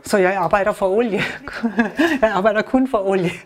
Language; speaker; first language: Danish; non-native, learner; German